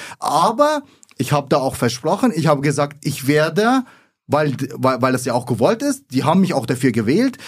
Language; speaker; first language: German; early bilingual, other home language; Arabic